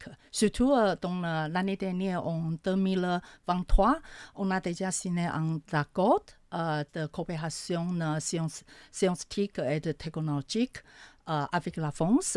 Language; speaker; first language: French; non-native, fluent; Chinese